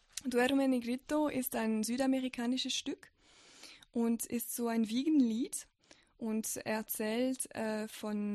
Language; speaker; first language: German; non-native, fluent; French